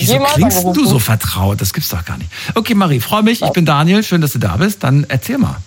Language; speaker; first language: German; native; German